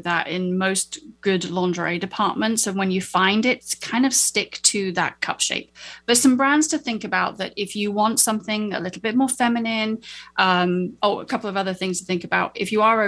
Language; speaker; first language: English; native; English